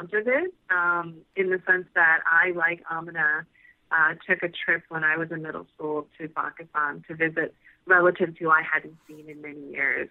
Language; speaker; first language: English; native; English